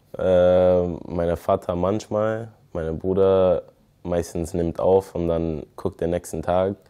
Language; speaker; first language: German; non-native, fluent; English